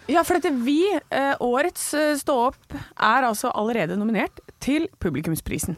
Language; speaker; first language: Norwegian; native; Norwegian